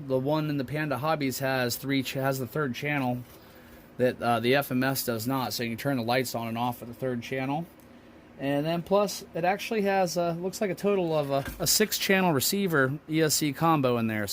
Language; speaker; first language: English; native; English